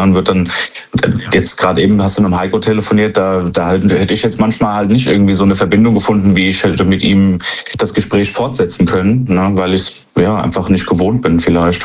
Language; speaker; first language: German; native; German